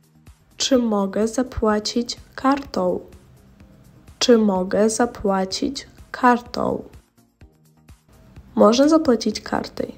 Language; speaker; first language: Polish; non-native, fluent; Russian